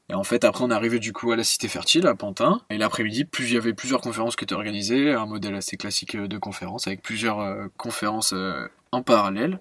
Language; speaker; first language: French; native; French